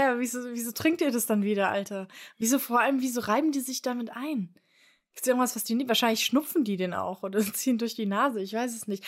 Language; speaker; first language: German; native; German